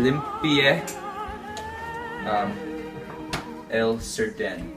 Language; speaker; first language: Spanish; non-native, learner; English